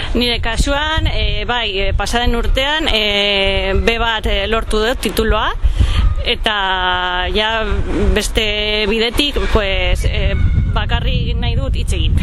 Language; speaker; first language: Basque; non-native, learner; Spanish